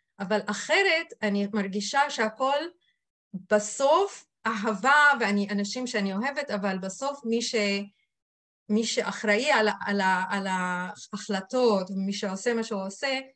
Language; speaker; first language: Hebrew; non-native, local second language; Arabic